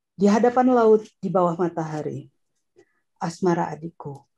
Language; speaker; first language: English; non-native, fluent; Indonesian